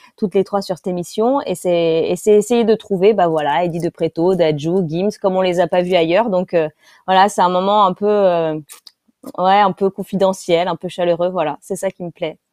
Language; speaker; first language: French; native; French